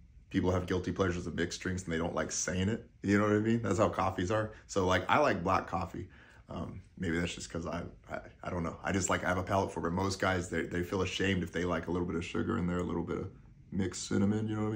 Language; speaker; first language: English; native; English